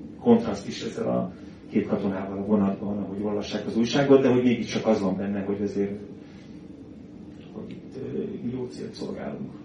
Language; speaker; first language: Hungarian; native; Hungarian